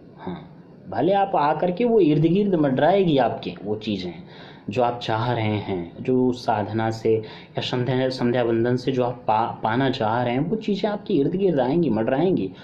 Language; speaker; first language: Hindi; non-native, local second language; Bhojpuri